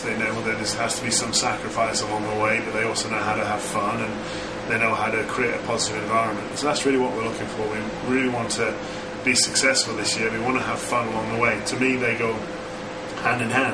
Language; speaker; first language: English; native; English